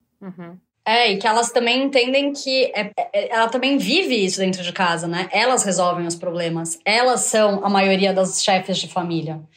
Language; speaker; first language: Portuguese; native; Portuguese